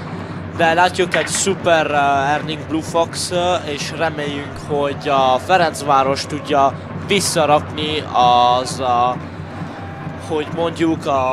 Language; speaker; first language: Hungarian; early bilingual, heritage; Hungarian